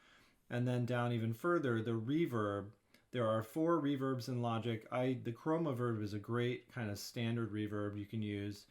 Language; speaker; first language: English; native; English